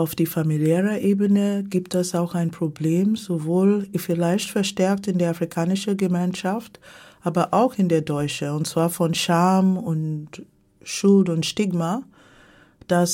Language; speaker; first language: German; non-native, fluent; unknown